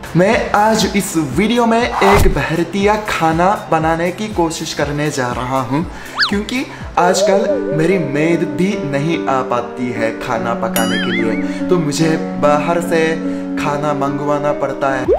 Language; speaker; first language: Hindi; non-native, fluent; Japanese